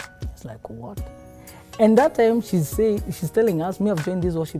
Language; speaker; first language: English; non-native, local second language; Kikuyu